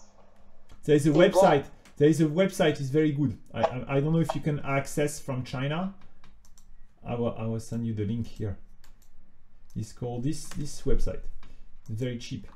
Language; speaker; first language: English; non-native, fluent; French